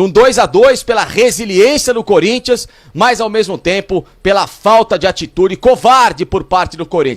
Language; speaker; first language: Portuguese; native; Portuguese